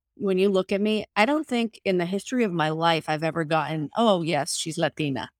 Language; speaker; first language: English; early bilingual, other home language; Spanish